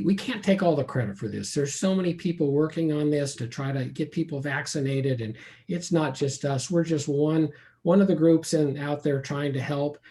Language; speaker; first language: English; native; English